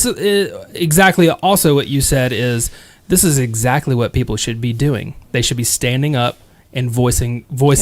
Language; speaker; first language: English; native; English